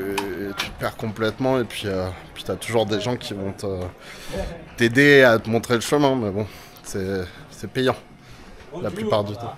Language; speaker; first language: French; native; French